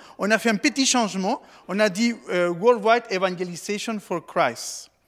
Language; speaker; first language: French; non-native, fluent; Spanish